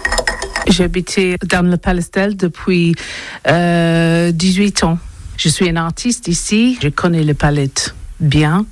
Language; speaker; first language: French; non-native, learner; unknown